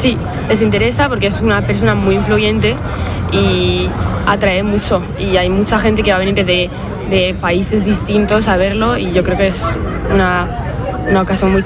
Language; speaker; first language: Spanish; non-native, fluent; French